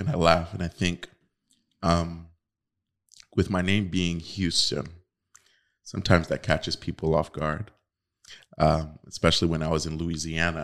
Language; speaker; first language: English; native; English